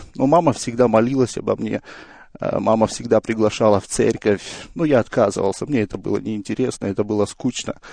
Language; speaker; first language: Russian; native; Russian